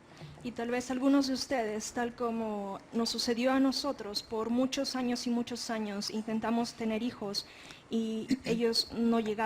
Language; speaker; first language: Spanish; native; Spanish